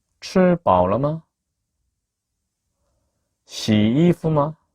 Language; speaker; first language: Chinese; non-native, fluent; Korean